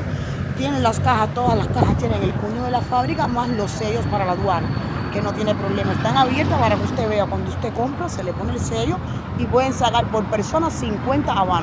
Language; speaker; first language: Spanish; native; Spanish